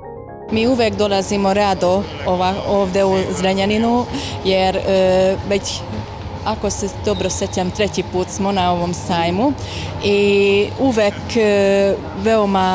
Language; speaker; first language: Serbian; non-native, fluent; Hungarian